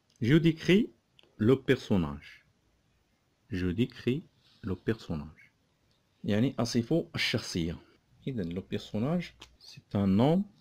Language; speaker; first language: French; non-native, local second language; Arabic